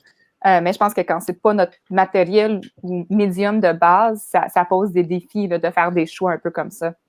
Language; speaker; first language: French; native; French